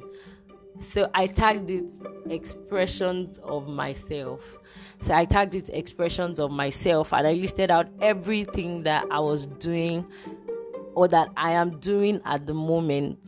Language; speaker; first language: English; non-native, local second language; Yoruba